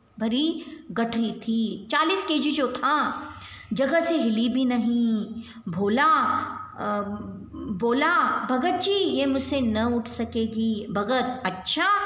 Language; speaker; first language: Hindi; non-native, local second language; Kannada